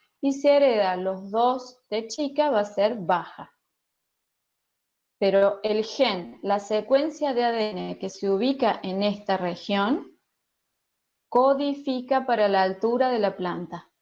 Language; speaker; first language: Spanish; native; Spanish